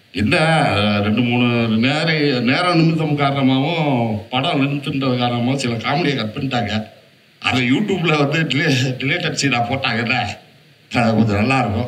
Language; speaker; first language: Tamil; native; Tamil